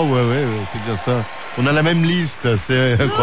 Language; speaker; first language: French; native; French